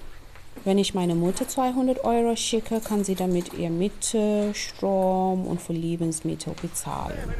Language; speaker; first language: German; non-native, fluent; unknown